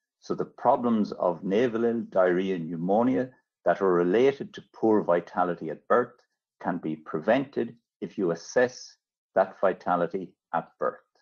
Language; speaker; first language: English; native; English